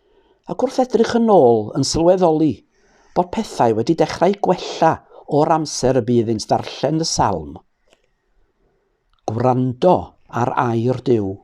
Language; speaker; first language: Welsh; native; Welsh